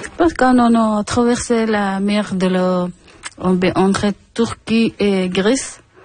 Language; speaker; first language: French; non-native, learner; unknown